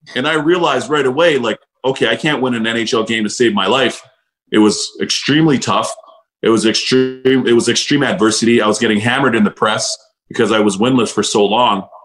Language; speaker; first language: English; native; English